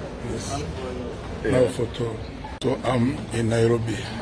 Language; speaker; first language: English; non-native, learner; Lingala